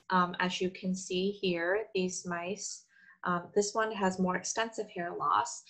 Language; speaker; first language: English; non-native, fluent; Korean